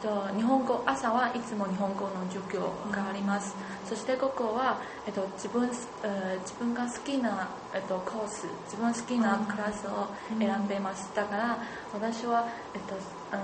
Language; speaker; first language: Japanese; non-native, learner; Chinese